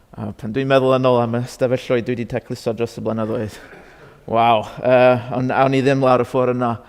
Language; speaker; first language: Welsh; non-native, fluent; English